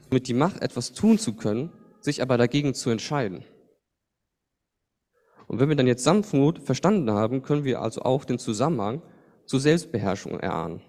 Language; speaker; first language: German; native; German